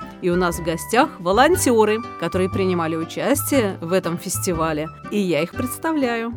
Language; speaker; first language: Russian; native; Russian